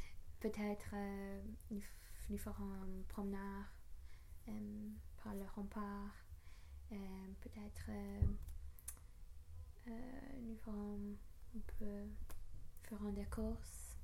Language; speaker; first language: French; non-native, learner; English